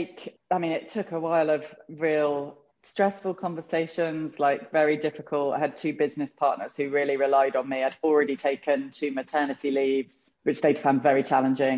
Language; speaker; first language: English; native; English